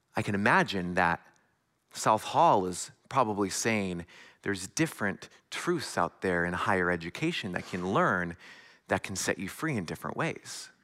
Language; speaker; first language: English; native; English